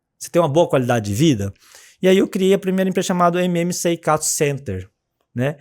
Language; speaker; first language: Portuguese; native; Portuguese